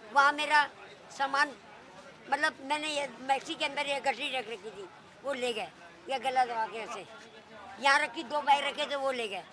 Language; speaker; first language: Hindi; native; Hindi